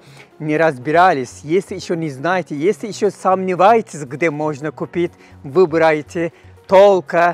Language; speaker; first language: Russian; non-native, fluent; Turkish